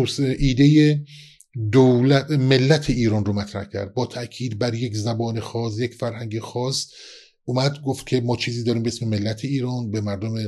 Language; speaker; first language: Persian; non-native, local second language; Kurdish